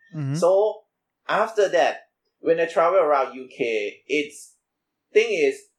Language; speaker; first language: English; non-native, learner; Thai